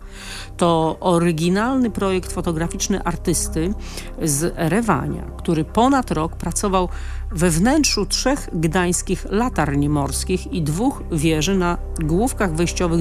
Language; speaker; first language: Polish; native; Polish